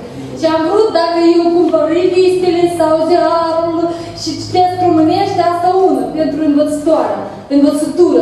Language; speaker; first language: Romanian; non-native, learner; Russian